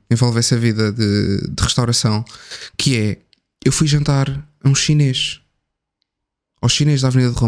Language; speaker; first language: Portuguese; native; Portuguese